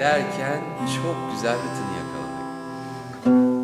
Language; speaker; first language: Turkish; native; Turkish